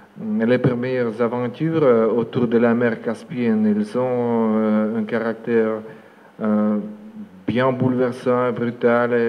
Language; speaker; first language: French; non-native, fluent; Russian